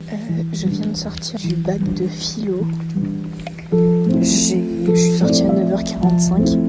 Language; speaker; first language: French; native; French